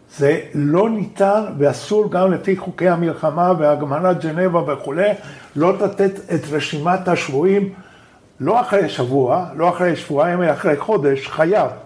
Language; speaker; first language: Hebrew; non-native, fluent; Spanish